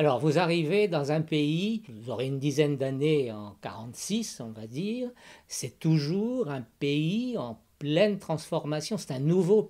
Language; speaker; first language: French; native; French